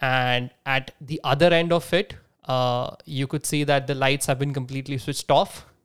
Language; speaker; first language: English; non-native, local second language; Marathi